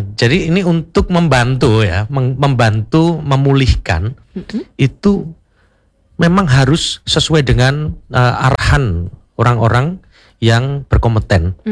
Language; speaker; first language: Indonesian; native; Indonesian